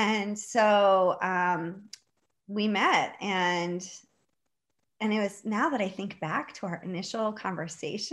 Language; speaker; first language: English; native; English